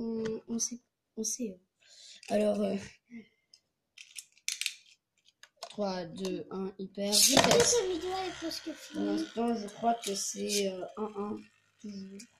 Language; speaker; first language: French; native; French